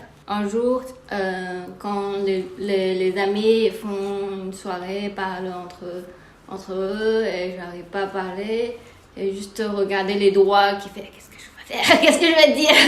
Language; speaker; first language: French; non-native, fluent; Chinese